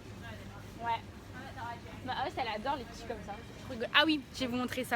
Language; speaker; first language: French; native; French